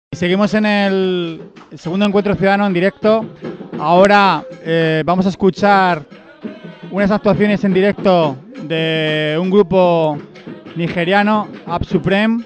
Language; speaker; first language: Spanish; native; Spanish